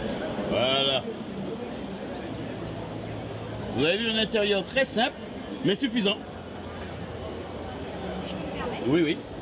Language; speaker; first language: French; native; French